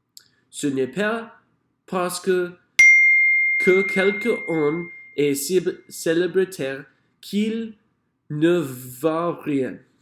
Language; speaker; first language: French; non-native, learner; English